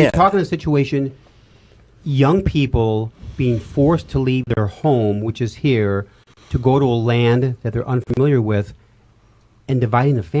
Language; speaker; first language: English; native; English